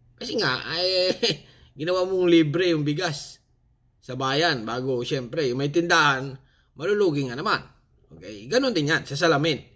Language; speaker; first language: Filipino; non-native, local second language; Cebuano